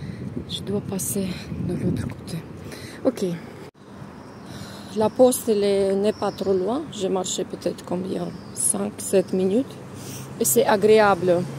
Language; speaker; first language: French; non-native, fluent; Russian